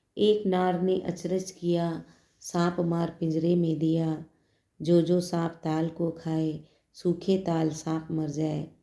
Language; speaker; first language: Hindi; native; Hindi